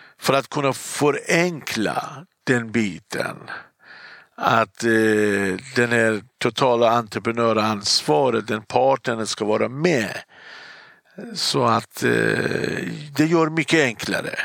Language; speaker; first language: Swedish; non-native, fluent; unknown